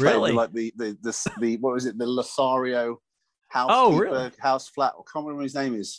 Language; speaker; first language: English; native; English